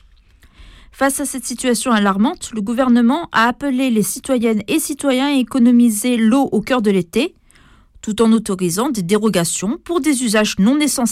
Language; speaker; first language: French; native; French